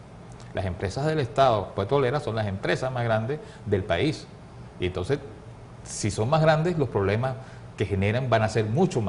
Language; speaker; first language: Spanish; native; Spanish